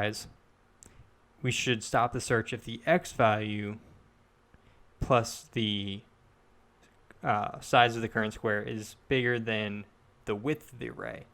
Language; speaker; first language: English; native; English